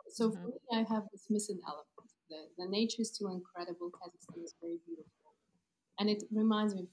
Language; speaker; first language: English; non-native, fluent; Kazakh